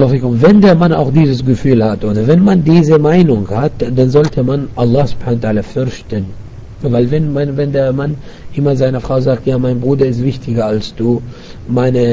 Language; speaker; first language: German; non-native, fluent; Arabic